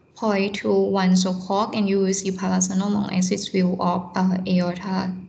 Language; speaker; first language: English; non-native, fluent; Thai